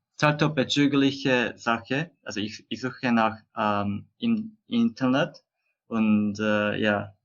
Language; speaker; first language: German; non-native, learner; Korean